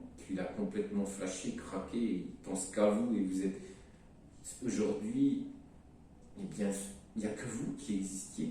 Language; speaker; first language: French; native; French